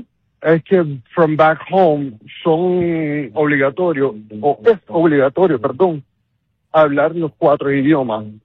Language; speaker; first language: Spanish; non-native, local second language; Papiamento